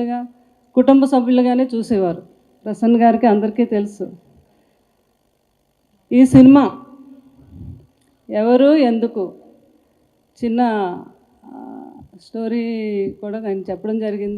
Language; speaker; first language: Telugu; native; Telugu